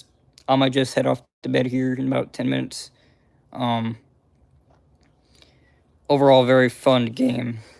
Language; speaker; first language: English; native; English